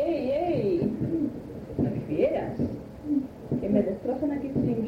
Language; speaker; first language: Spanish; native; Spanish